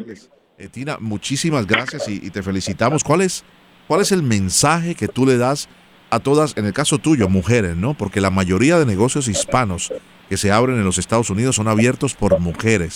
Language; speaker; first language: Spanish; native; Spanish